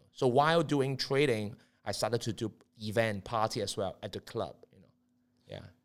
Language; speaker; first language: English; non-native, local second language; Cantonese